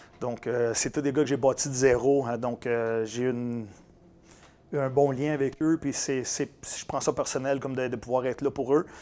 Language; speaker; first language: French; native; French